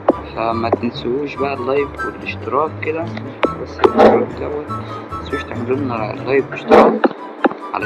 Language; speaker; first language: Arabic; native; Arabic